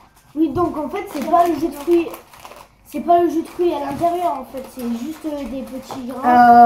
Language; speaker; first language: French; native; French